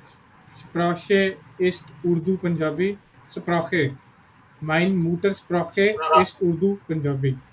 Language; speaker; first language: German; non-native, learner; Urdu